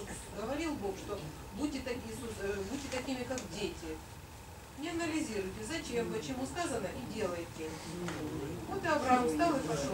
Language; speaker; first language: Russian; native; Russian